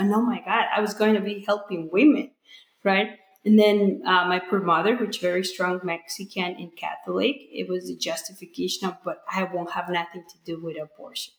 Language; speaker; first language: English; non-native, fluent; Spanish